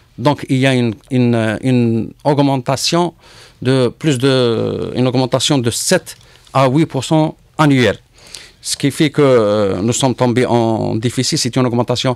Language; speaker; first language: French; non-native, local second language; Arabic